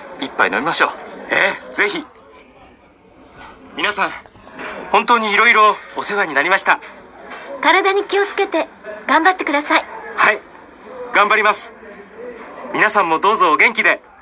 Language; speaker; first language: Japanese; non-native, learner; Indonesian